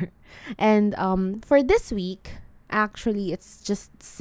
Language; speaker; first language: English; non-native, local second language; Filipino